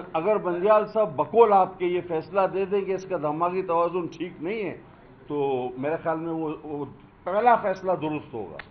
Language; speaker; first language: Urdu; non-native, local second language; Sindhi